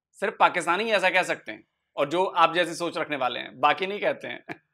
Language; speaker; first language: Hindi; native; Hindi